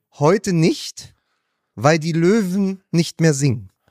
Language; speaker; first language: German; native; German